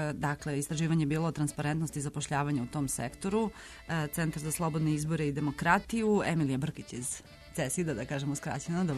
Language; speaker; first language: Serbian; native; Serbian